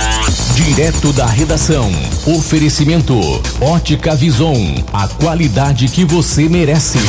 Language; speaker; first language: Portuguese; native; Portuguese